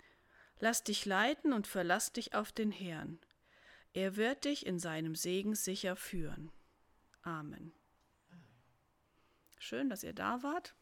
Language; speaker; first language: German; native; German